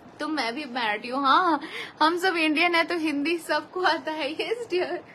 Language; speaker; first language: Hindi; non-native, local second language; Bangla